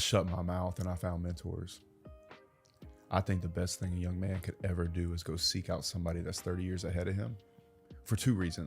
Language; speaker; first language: English; native; English